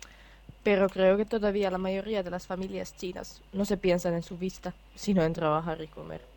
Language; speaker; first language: Spanish; non-native, fluent; Finnish